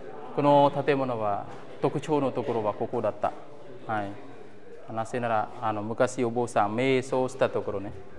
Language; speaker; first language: Japanese; non-native, learner; Khmer